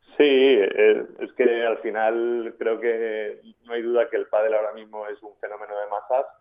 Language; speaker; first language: Spanish; native; Spanish